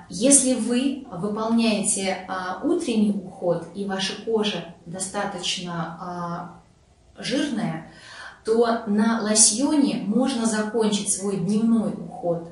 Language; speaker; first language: Russian; native; Russian